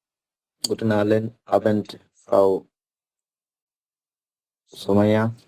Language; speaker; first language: German; non-native, fluent; Bangla